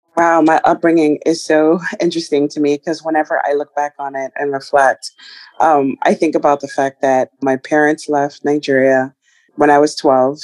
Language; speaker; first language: English; early bilingual, other home language; Ibibio